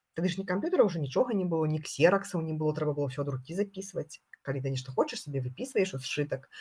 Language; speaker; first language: Belarusian; non-native, local second language; Russian